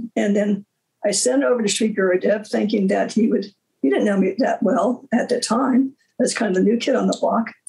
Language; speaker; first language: English; native; English